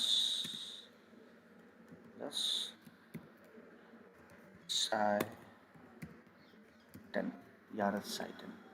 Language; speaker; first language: German; non-native, fluent; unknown